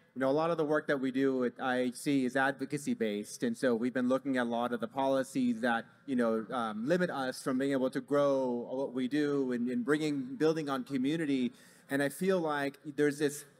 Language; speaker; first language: English; native; English